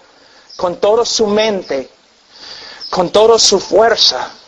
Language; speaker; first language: Spanish; non-native, fluent; English